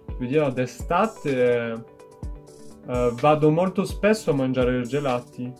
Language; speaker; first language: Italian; non-native, fluent; French